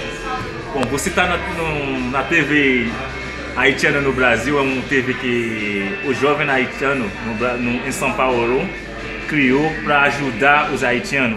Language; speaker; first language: Portuguese; non-native, fluent; Haitian Creole